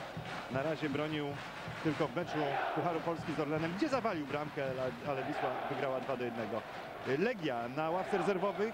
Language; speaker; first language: Polish; native; Polish